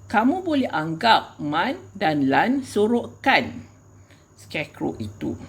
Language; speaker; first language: Malay; native; Malay